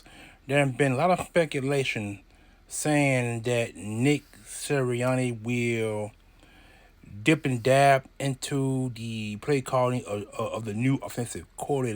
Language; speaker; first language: English; native; English